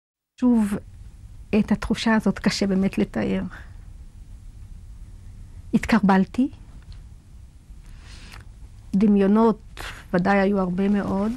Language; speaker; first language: Hebrew; non-native, fluent; Yiddish